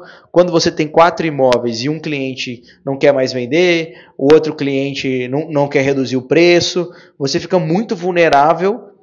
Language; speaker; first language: Portuguese; native; Portuguese